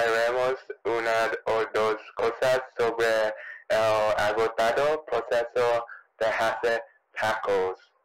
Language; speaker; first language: Spanish; non-native, learner; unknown